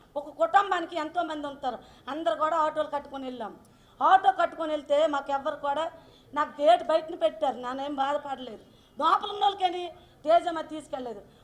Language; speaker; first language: Telugu; native; Telugu